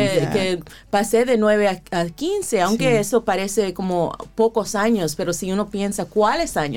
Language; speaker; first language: Spanish; early bilingual, heritage; Spanish